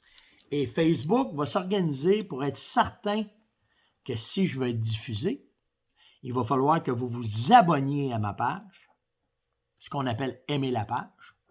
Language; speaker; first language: French; native; French